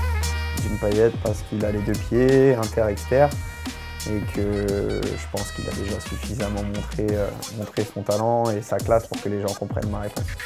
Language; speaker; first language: French; native; French